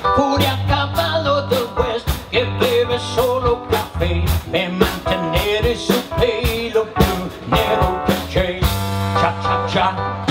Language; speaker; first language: Italian; non-native, fluent; English